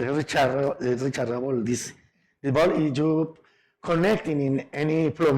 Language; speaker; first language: English; non-native, learner; Spanish